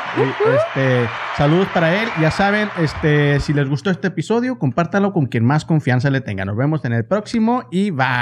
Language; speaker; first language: Spanish; native; Spanish